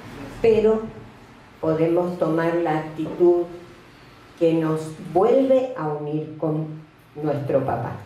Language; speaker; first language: Spanish; native; Spanish